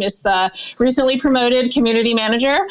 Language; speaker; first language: English; native; English